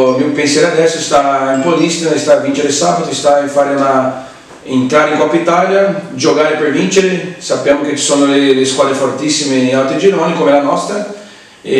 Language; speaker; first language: Italian; non-native, fluent; Portuguese